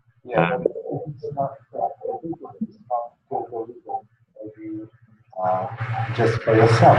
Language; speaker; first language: English; non-native, learner; Polish